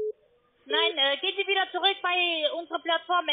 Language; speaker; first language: German; non-native, learner; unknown